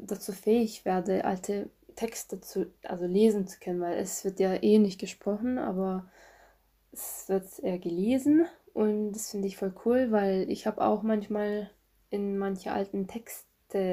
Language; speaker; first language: German; non-native, fluent; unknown